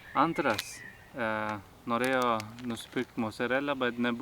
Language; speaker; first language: Lithuanian; non-native, learner; Turkish